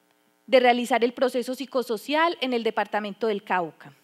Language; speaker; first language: Spanish; native; Spanish